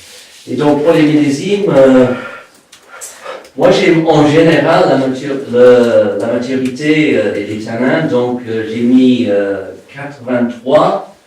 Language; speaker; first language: French; non-native, fluent; English